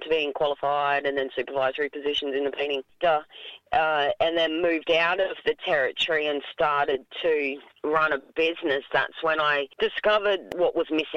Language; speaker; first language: English; native; English